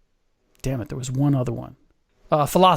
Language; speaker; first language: English; native; English